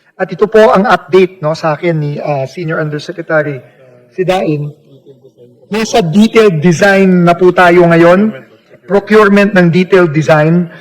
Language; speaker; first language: Filipino; native; Filipino